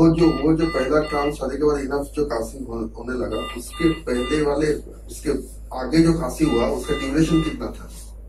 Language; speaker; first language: Hindi; native; Hindi